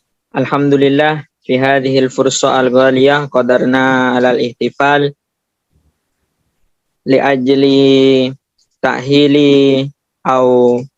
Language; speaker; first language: Arabic; non-native, learner; Indonesian